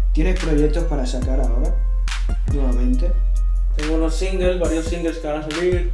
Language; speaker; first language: Spanish; early bilingual, other home language; English